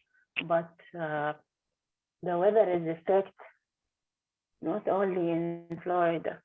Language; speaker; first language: English; non-native, learner; Arabic